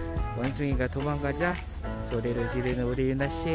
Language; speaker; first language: Korean; native; Korean